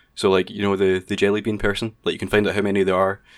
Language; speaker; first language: English; native; English